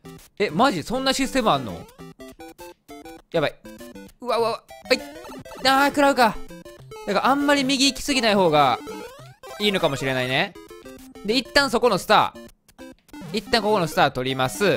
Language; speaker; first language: Japanese; native; Japanese